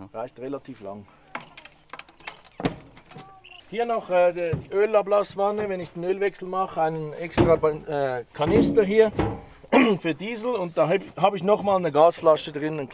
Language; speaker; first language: German; native; German